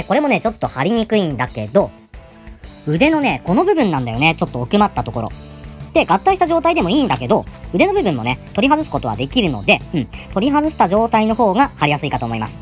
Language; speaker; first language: Japanese; native; Japanese